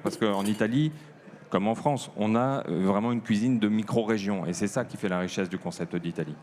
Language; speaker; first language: French; native; French